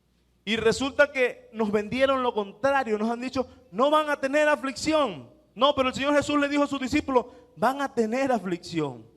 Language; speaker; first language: Spanish; native; Spanish